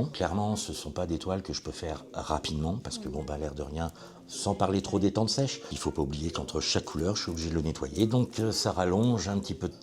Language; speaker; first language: French; native; French